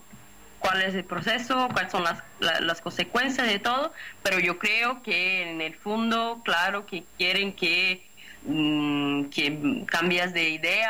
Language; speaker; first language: Spanish; non-native, fluent; Portuguese